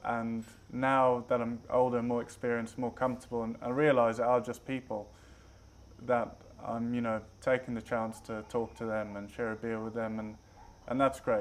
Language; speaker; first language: English; native; English